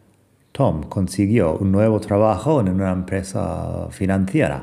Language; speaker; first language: Spanish; non-native, fluent; English